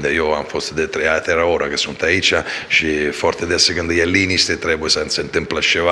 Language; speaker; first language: Romanian; non-native, fluent; Italian